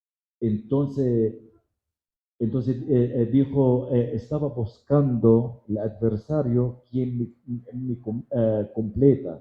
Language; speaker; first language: Spanish; non-native, fluent; Arabic